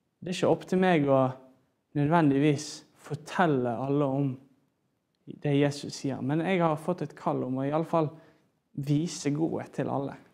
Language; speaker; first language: Norwegian; native; Norwegian